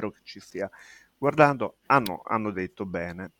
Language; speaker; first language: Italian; non-native, fluent; Spanish